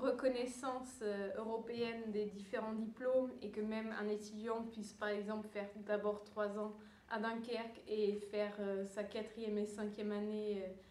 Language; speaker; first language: French; early bilingual, other home language; Dutch